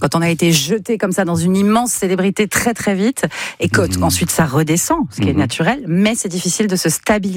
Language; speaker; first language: French; native; French